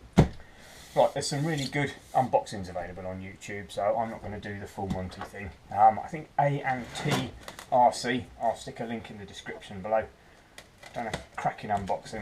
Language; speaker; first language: English; native; English